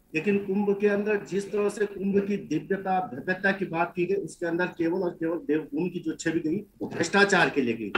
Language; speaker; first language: Hindi; native; Hindi